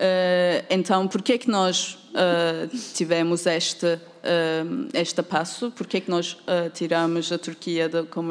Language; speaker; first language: Portuguese; non-native, fluent; Turkish